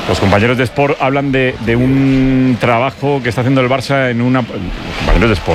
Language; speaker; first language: Spanish; native; Spanish